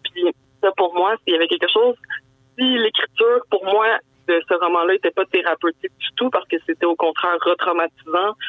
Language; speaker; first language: French; native; French